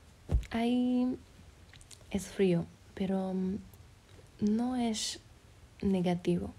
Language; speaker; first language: Spanish; early bilingual, heritage; French